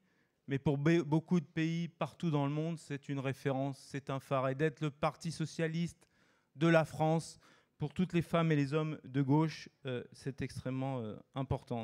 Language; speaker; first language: French; native; French